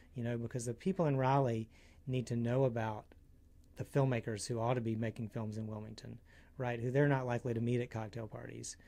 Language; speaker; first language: English; native; English